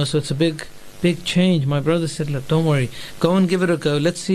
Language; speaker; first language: English; native; English